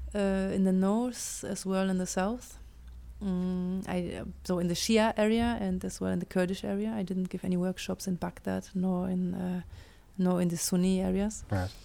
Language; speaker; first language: English; non-native, fluent; German